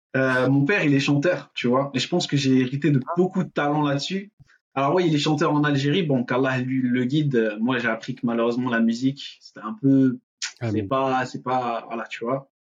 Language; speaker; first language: French; non-native, local second language; Arabic